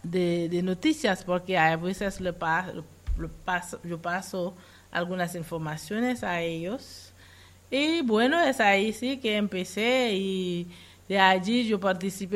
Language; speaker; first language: Spanish; non-native, fluent; Haitian Creole